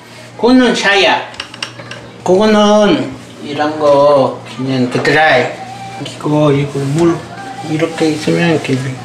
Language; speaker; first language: Korean; non-native, learner; Spanish